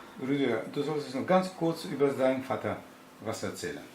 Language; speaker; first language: German; non-native, learner; Polish